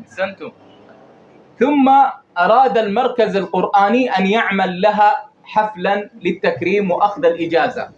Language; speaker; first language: Arabic; native; Arabic